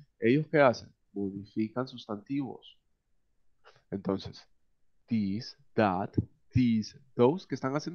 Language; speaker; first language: Spanish; native; Spanish